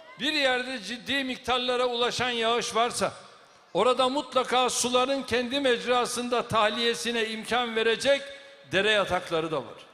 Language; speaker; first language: Turkish; native; Turkish